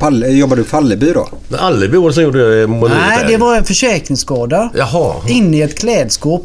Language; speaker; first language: Swedish; native; Swedish